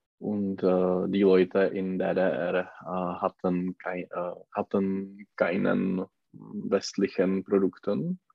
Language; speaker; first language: German; non-native, learner; Czech